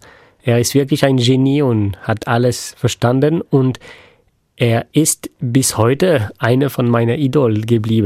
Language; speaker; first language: German; non-native, fluent; French